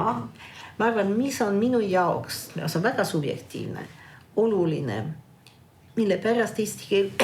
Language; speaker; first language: Estonian; non-native, fluent; French